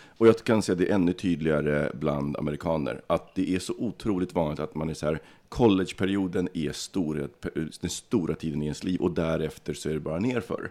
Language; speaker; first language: Swedish; early bilingual, other home language; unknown